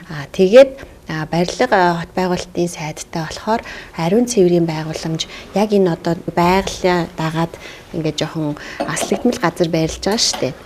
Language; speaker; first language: Mongolian; native; Mongolian